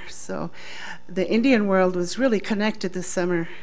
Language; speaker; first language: English; native; English